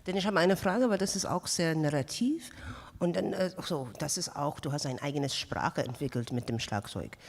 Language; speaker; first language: German; non-native, learner; English